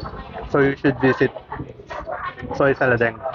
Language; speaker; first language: English; non-native, fluent; Thai